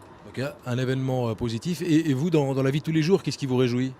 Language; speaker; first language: French; native; French